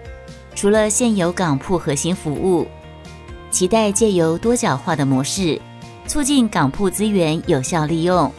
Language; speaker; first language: Chinese; native; Chinese